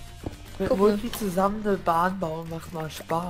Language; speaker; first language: German; native; German